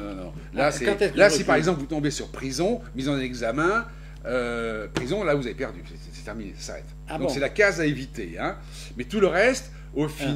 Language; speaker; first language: French; native; French